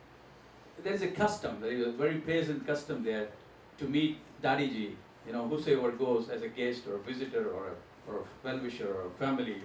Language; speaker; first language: English; non-native, local second language; Gujarati